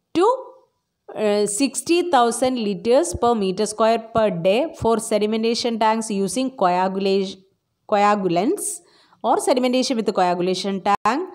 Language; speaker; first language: English; non-native, local second language; Malayalam